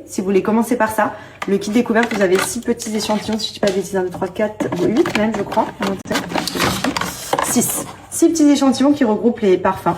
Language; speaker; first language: French; native; French